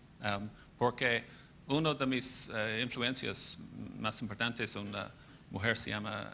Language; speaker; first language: Spanish; non-native, fluent; English